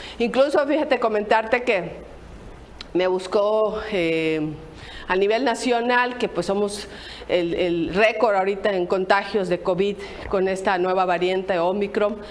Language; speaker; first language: Spanish; native; Spanish